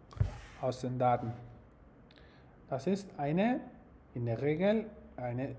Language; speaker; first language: German; non-native, fluent; Spanish